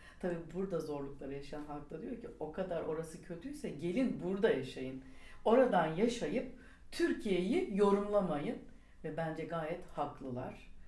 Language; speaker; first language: Turkish; native; Turkish